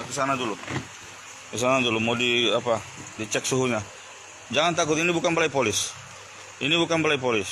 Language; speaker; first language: Indonesian; native; Indonesian